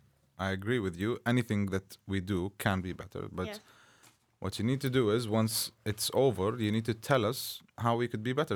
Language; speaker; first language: English; non-native, fluent; Arabic